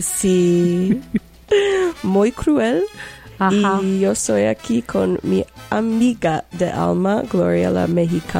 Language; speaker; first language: Spanish; non-native, learner; English